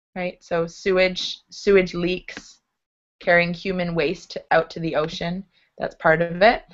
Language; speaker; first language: English; native; English